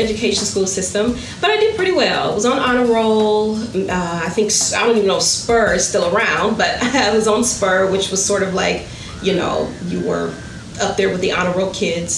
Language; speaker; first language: English; native; English